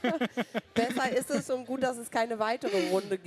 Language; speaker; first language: German; native; German